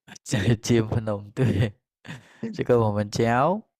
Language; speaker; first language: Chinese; non-native, fluent; Khmer